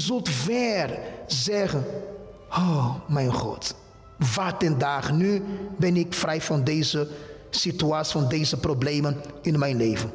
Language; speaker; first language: Dutch; non-native, fluent; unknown